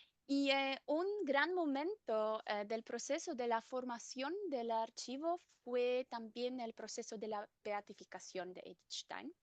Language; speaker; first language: Spanish; non-native, fluent; German